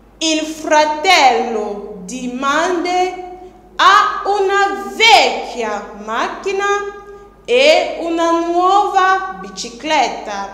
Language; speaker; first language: Italian; non-native, fluent; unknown